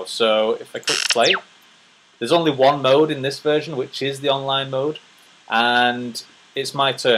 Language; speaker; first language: English; native; English